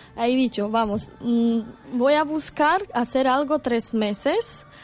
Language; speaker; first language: Spanish; non-native, learner; Romanian